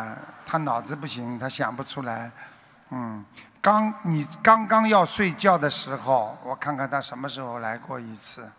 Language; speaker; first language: Chinese; native; Chinese